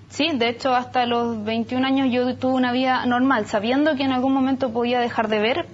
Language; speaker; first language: Spanish; native; Spanish